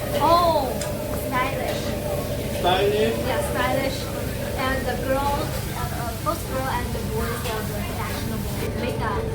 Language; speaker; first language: English; non-native, learner; Chinese